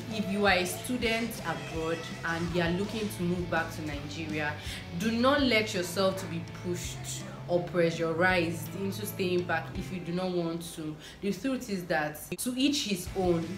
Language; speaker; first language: English; non-native, local second language; Igbo